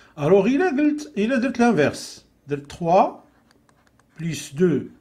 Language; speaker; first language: French; non-native, local second language; Arabic